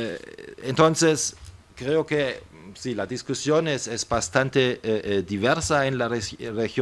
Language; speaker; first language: Spanish; non-native, fluent; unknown